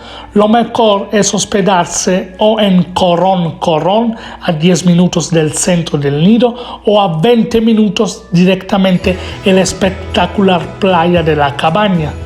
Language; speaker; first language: Spanish; non-native, fluent; Italian